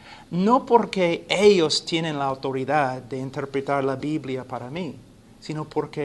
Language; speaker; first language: Spanish; non-native, fluent; English